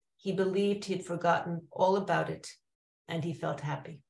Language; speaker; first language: English; native; English